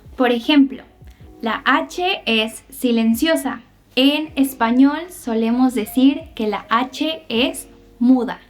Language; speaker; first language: Spanish; native; Spanish